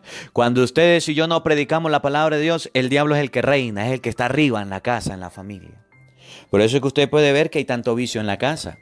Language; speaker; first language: Spanish; native; Spanish